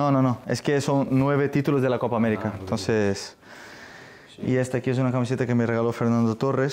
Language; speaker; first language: Spanish; non-native, fluent; Portuguese